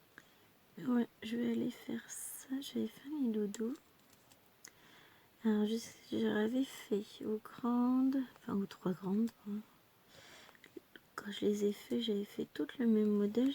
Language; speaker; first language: French; native; French